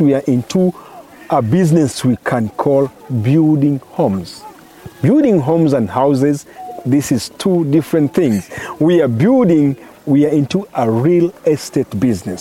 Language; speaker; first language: English; non-native, local second language; Kinyarwanda